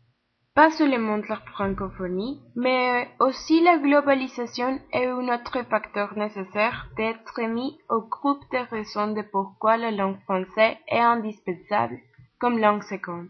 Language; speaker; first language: French; non-native, learner; Spanish